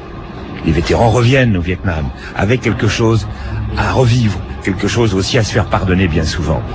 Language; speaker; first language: French; native; French